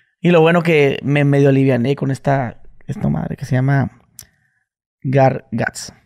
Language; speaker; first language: Spanish; native; Spanish